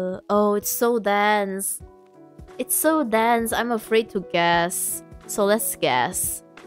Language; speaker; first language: English; non-native, local second language; Chinese